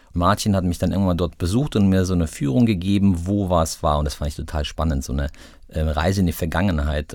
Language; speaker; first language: German; early bilingual, other home language; Polish